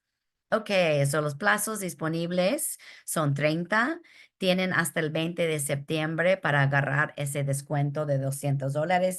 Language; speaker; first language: Spanish; early bilingual, heritage; Spanish